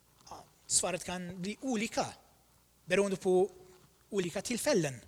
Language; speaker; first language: Swedish; non-native, fluent; Armenian